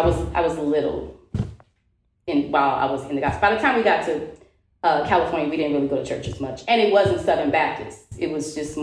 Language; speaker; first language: English; native; English